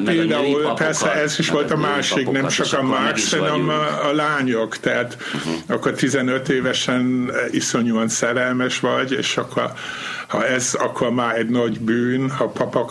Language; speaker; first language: Hungarian; non-native, fluent; German